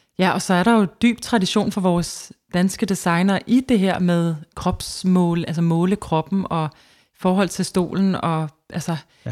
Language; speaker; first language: Danish; native; Danish